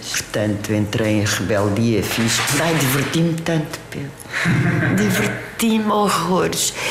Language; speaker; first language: Portuguese; early bilingual, other home language; French